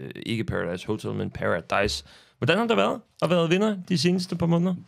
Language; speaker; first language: Danish; native; Danish